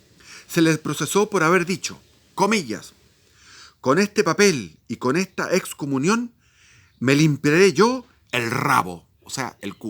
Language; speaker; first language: Spanish; native; Spanish